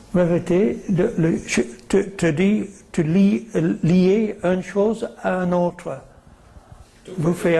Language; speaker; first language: French; non-native, learner; English